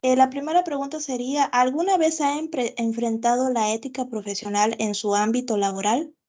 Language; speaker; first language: Spanish; native; Spanish